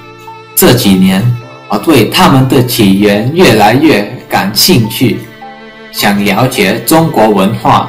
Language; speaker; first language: Chinese; early bilingual, heritage; English